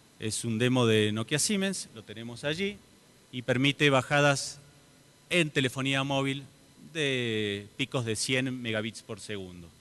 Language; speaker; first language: Spanish; native; Spanish